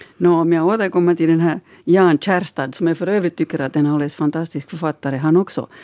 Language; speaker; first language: Swedish; native; Swedish